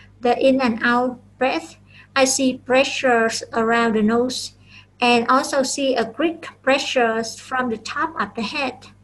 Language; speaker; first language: English; non-native, fluent; Vietnamese